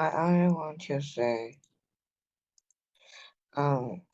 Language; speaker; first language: English; non-native, learner; Chinese